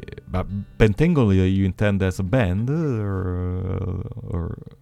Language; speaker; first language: English; non-native, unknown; Italian